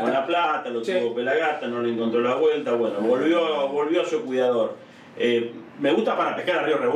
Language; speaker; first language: Spanish; native; Spanish